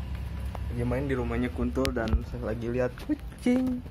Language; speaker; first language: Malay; non-native, local second language; Sundanese